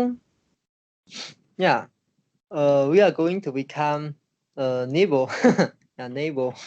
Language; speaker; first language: English; non-native, learner; Chinese